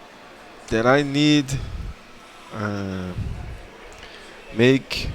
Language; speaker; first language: English; non-native, learner; Portuguese